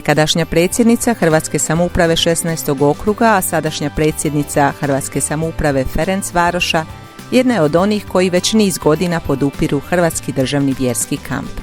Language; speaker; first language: Croatian; native; Croatian